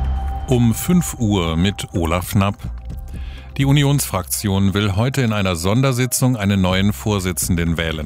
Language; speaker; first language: German; native; German